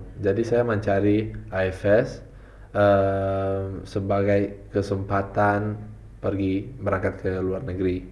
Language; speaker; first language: Indonesian; non-native, fluent; Italian